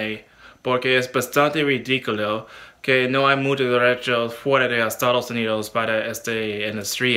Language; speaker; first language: Spanish; non-native, learner; English